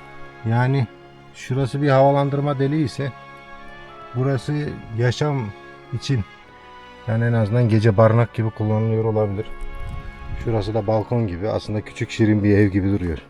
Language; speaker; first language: Turkish; native; Turkish